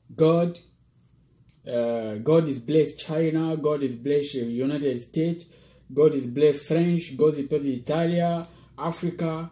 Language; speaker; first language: English; non-native, learner; Lingala